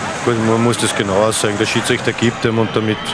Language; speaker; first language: German; native; German